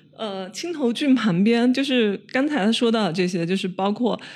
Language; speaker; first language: Chinese; native; Chinese